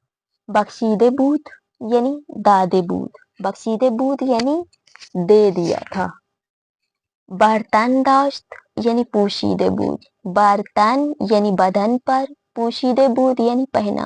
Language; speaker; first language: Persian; non-native, fluent; Urdu